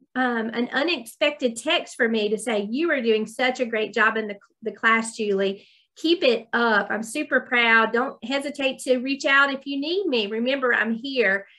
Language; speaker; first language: English; native; English